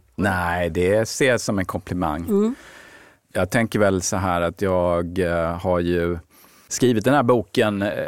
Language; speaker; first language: Swedish; native; Swedish